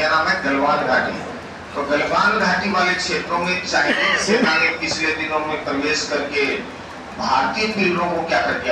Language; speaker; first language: Hindi; native; Hindi